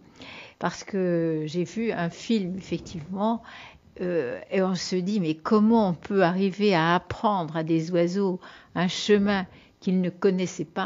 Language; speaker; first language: French; native; French